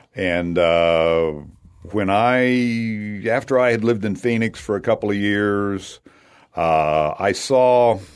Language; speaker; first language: English; native; English